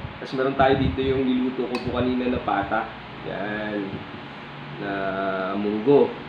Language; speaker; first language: Filipino; non-native, local second language; Iloko